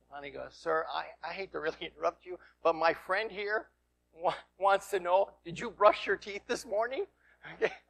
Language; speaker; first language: English; native; English